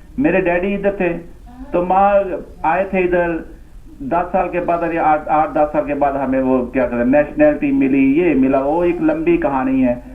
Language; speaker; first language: Urdu; non-native, local second language; Punjabi